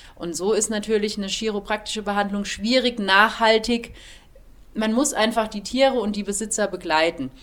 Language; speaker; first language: German; native; German